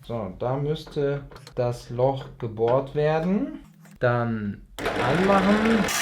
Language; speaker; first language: German; native; German